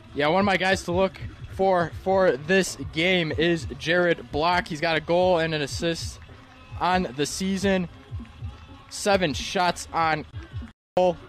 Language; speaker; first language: English; native; English